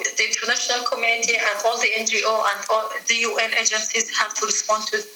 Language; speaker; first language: English; non-native, fluent; Arabic